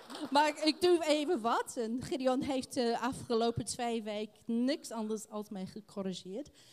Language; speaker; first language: Dutch; non-native, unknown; English